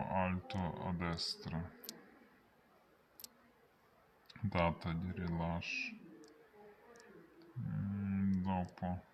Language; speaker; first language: Italian; non-native, learner; Ukrainian